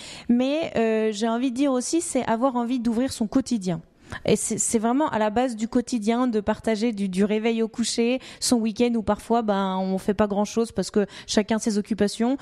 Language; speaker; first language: French; native; French